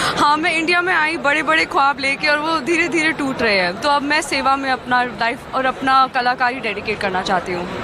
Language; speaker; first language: Hindi; early bilingual, heritage; Hindi